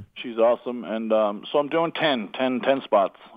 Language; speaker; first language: English; native; English